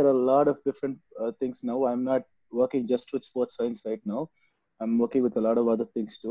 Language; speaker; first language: English; non-native, local second language; Tamil